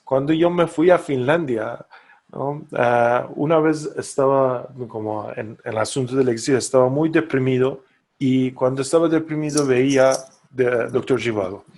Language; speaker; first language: Spanish; non-native, fluent; Persian